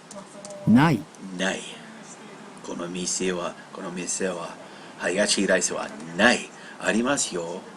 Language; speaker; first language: Japanese; non-native, learner; English